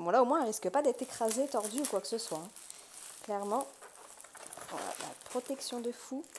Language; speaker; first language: French; native; French